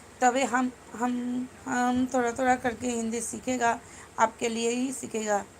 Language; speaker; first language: Hindi; non-native, learner; Bangla